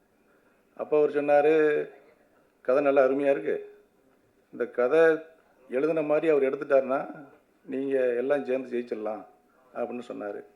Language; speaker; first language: Tamil; native; Tamil